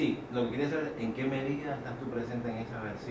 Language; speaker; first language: Spanish; native; Spanish